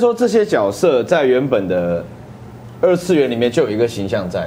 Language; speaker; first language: Chinese; native; Chinese